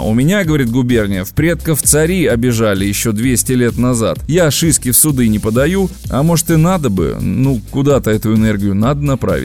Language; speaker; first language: Russian; native; Russian